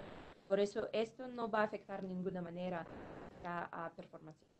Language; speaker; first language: Spanish; non-native, fluent; Russian